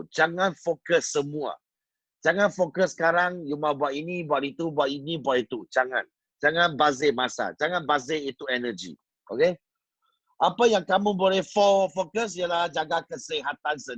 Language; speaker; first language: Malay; non-native, local second language; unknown